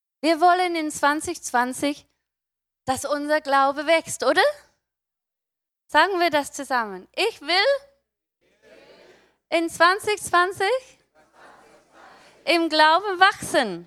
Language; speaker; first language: German; non-native, fluent; English